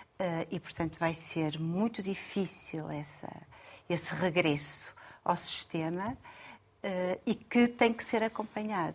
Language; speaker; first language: Portuguese; native; Portuguese